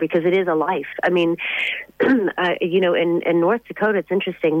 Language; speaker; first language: English; native; English